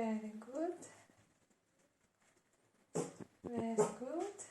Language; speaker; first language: English; non-native, learner; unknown